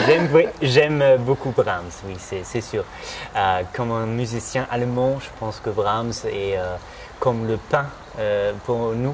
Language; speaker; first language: French; non-native, fluent; German